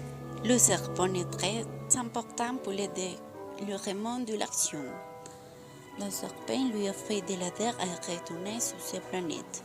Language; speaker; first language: French; non-native, learner; Spanish